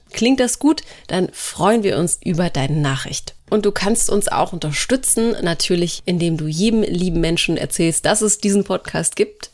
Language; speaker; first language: German; native; German